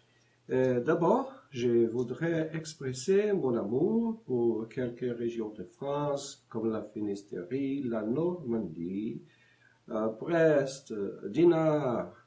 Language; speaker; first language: French; non-native, learner; Portuguese